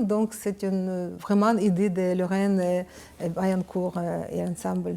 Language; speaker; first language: French; non-native, learner; Ukrainian